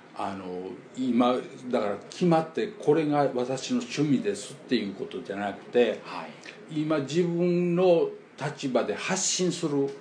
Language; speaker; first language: Japanese; native; Japanese